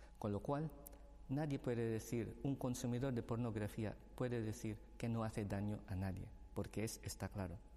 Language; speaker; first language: Spanish; non-native, fluent; Filipino